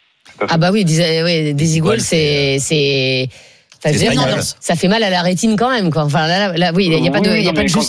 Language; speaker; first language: French; native; French